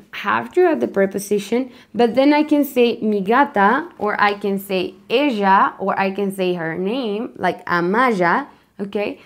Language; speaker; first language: English; non-native, fluent; Spanish